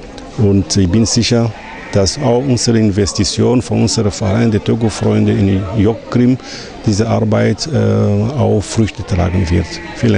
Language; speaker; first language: German; non-native, fluent; French